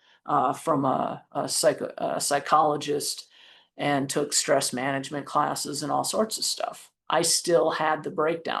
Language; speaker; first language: English; native; English